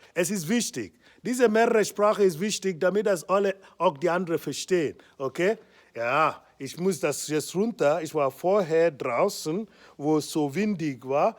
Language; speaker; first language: German; non-native, fluent; Igbo